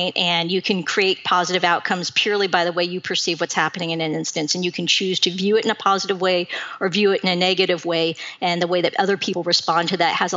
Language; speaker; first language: English; native; English